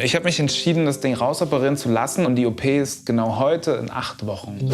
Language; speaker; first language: German; native; German